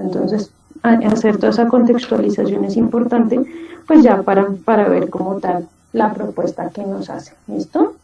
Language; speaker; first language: Spanish; native; Spanish